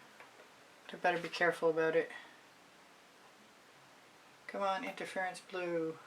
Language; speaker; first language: English; native; English